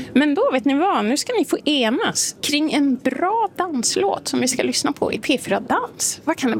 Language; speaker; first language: Swedish; native; Swedish